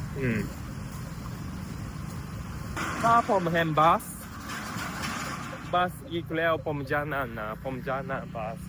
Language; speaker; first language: Thai; non-native, learner; Japanese